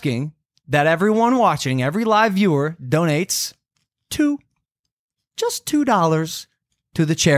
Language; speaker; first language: English; native; English